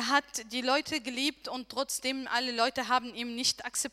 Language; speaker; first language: German; non-native, learner; Arabic